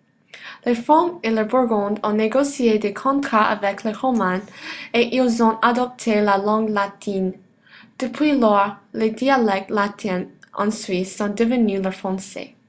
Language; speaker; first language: French; non-native, learner; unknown